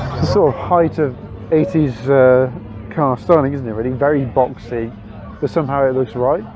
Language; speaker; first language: English; native; English